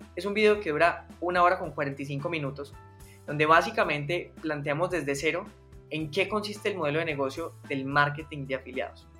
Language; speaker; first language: Spanish; native; Spanish